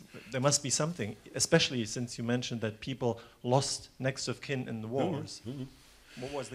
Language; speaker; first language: English; non-native, fluent; German